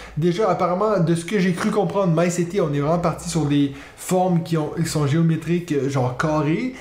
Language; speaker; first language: French; native; French